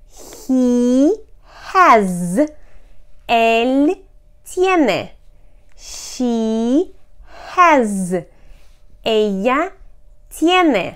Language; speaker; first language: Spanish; non-native, fluent; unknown